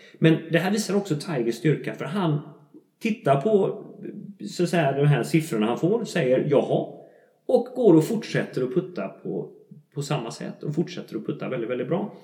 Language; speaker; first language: Swedish; native; Swedish